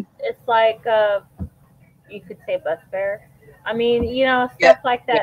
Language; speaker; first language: English; native; English